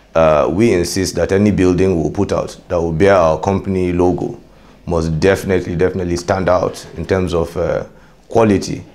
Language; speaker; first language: English; non-native, local second language; Hausa